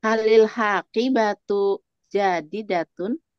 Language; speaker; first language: Arabic; non-native, learner; Indonesian